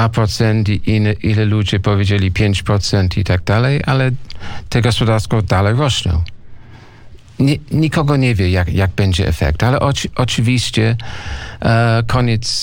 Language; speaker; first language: Polish; non-native, learner; English